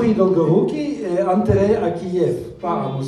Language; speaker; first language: French; non-native, fluent; Russian